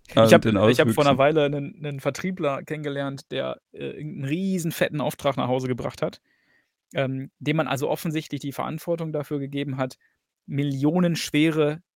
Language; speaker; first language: German; native; German